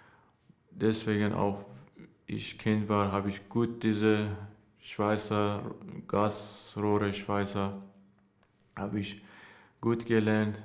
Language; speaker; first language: German; non-native, learner; Persian